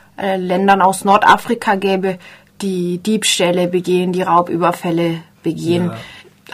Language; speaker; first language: German; native; German